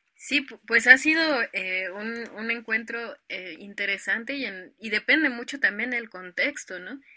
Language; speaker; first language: Spanish; native; Spanish